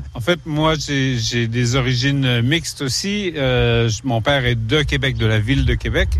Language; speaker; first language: French; native; French